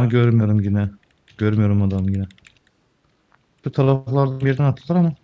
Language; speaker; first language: Turkish; native; Turkish